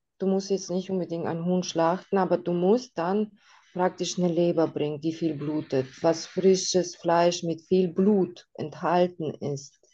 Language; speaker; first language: German; non-native, fluent; Russian